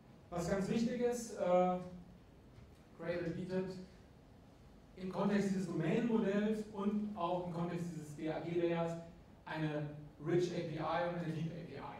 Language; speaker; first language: German; native; German